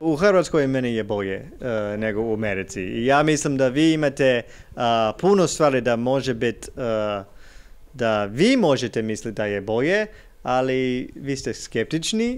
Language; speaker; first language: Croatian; non-native, learner; English